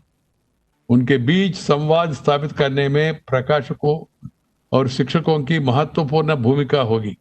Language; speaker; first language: Hindi; non-native, local second language; Telugu